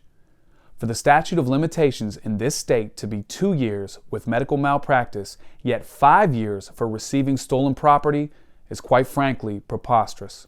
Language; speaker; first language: English; native; English